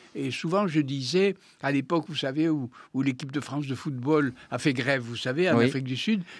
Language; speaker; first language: French; native; French